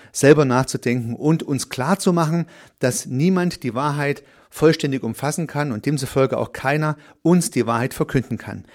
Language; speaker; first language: German; native; German